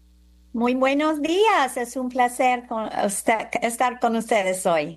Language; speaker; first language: Spanish; non-native, fluent; English